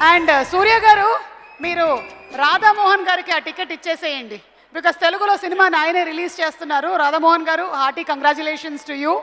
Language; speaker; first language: Telugu; native; Telugu